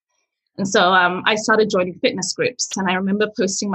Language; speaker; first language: English; early bilingual, other home language; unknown